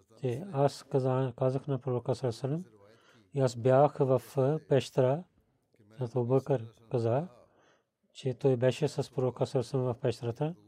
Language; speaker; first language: Bulgarian; non-native, learner; Urdu